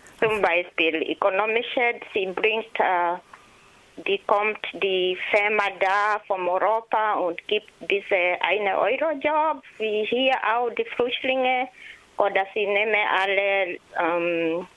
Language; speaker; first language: German; non-native, learner; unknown